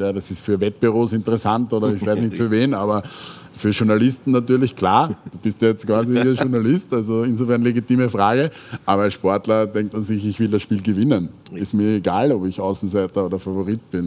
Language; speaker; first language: German; native; German